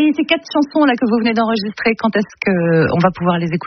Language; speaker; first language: French; native; French